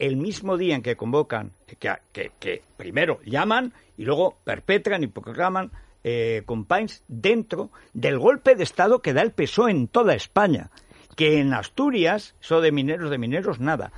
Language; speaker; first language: Spanish; native; Spanish